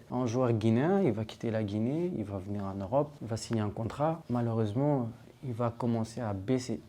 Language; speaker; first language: French; non-native, local second language; Fula